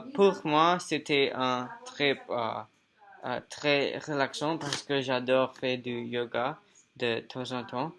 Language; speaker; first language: French; non-native, learner; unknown